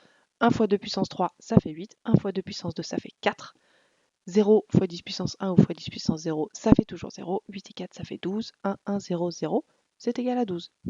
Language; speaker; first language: French; native; French